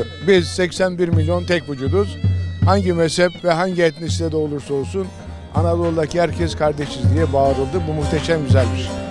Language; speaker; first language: Turkish; native; Turkish